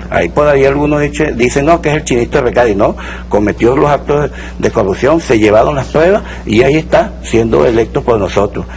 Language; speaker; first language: Spanish; native; Spanish